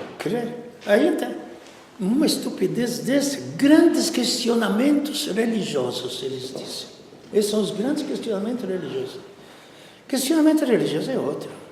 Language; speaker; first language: Portuguese; non-native, fluent; Italian